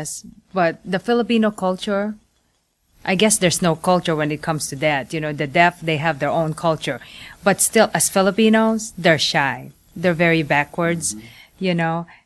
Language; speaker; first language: English; non-native, local second language; Pampanga